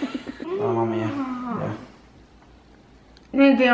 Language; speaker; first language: Spanish; native; Spanish